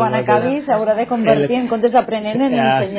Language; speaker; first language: Catalan; native; Catalan